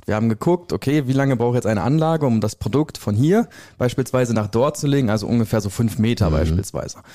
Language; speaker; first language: German; native; German